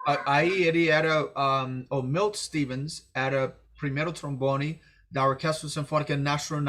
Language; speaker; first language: Portuguese; non-native, fluent; English